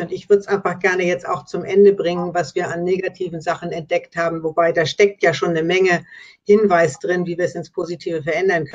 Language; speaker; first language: German; native; German